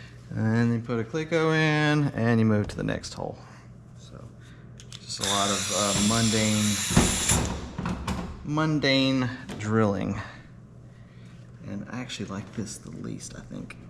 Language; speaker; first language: English; native; English